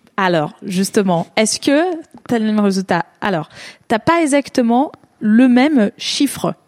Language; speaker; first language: French; non-native, fluent; Portuguese